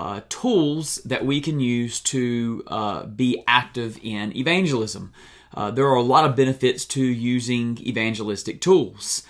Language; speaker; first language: English; native; English